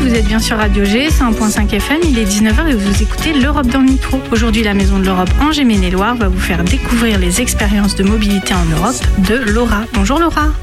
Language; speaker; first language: French; native; French